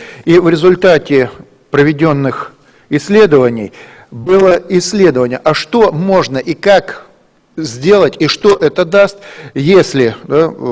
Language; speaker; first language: Russian; native; Russian